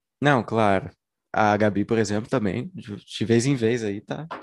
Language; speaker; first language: Portuguese; native; Portuguese